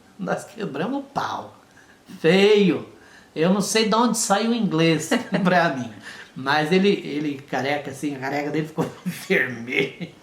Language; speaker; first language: Portuguese; native; Portuguese